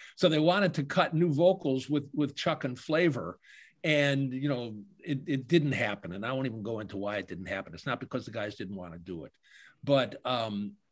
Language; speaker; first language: English; native; English